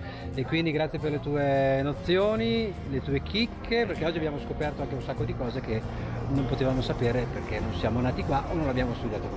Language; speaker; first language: Italian; native; Italian